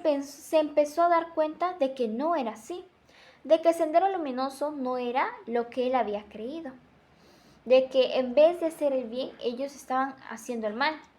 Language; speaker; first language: Spanish; native; Spanish